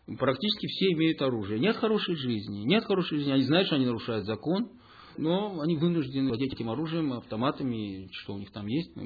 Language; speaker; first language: Russian; early bilingual, heritage; Russian